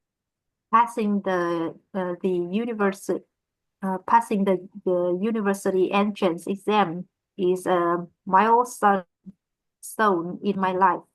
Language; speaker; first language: English; non-native, learner; Vietnamese